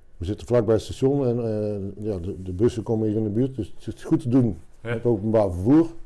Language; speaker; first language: Dutch; native; Dutch